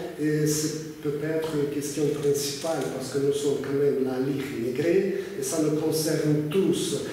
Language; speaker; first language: French; non-native, fluent; Russian